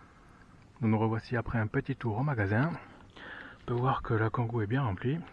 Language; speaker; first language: French; native; French